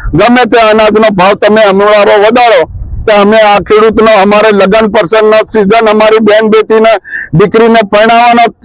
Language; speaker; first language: Gujarati; non-native, local second language; Rathawi